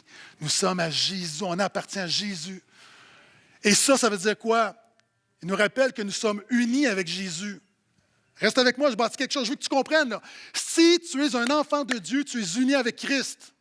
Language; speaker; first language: French; native; French